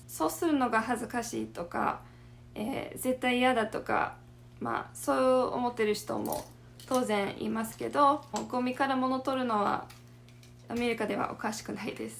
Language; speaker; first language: Japanese; non-native, fluent; English